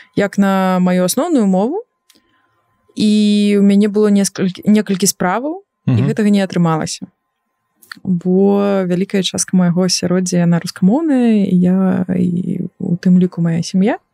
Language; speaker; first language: Belarusian; non-native, local second language; Russian